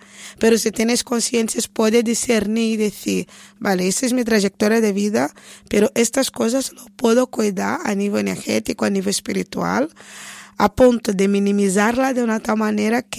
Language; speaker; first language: Spanish; non-native, fluent; Portuguese